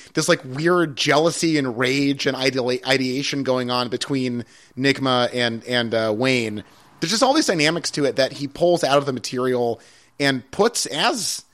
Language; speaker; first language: English; native; English